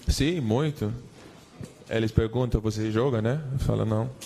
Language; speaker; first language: Portuguese; non-native, learner; English